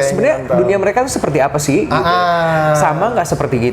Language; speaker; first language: Indonesian; native; Indonesian